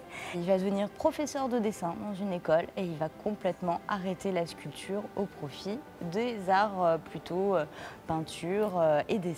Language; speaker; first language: French; native; French